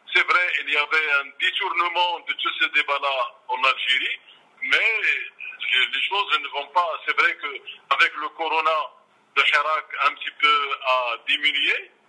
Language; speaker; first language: French; non-native, local second language; Arabic